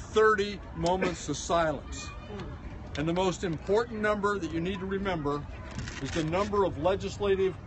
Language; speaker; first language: English; native; English